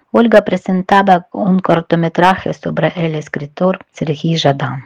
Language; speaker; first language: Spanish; non-native, fluent; Ukrainian